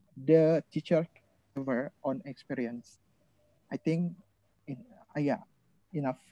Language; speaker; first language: English; non-native, learner; Indonesian